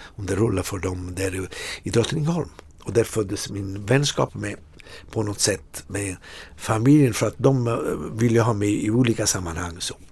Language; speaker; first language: Swedish; non-native, fluent; Italian